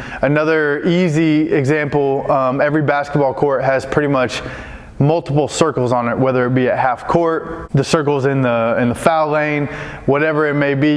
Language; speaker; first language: English; native; English